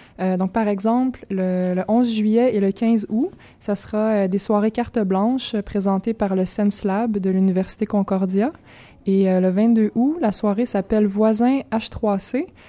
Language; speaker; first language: French; native; French